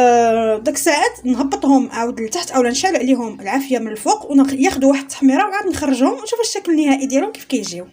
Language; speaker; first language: Arabic; native; Arabic